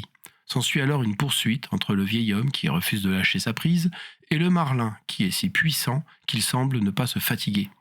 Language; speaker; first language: French; native; French